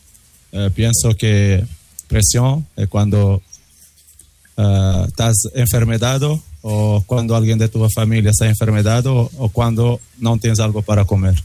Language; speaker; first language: Spanish; non-native, learner; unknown